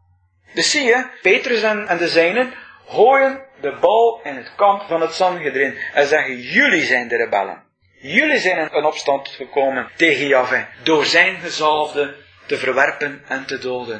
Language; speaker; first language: Dutch; native; Dutch